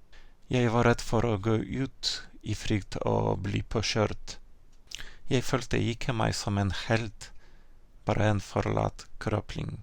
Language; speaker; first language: Norwegian; non-native, fluent; Ukrainian